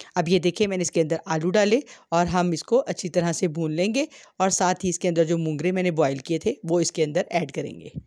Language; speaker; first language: Hindi; native; Hindi